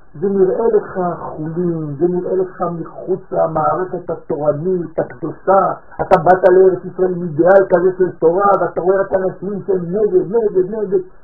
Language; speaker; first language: Hebrew; non-native, fluent; French